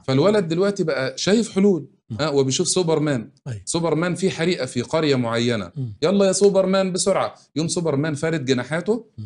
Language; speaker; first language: Arabic; native; Arabic